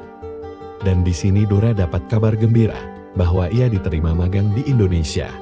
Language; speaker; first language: Indonesian; native; Indonesian